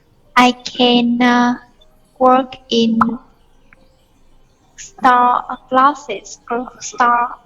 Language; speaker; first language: English; non-native, learner; Vietnamese